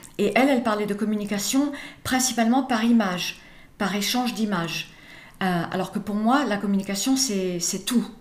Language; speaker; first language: French; early bilingual, other home language; English